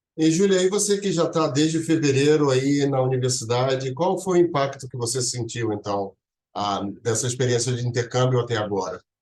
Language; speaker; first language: Portuguese; native; Portuguese